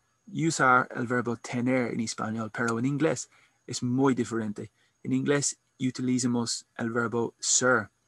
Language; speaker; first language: Spanish; non-native, learner; English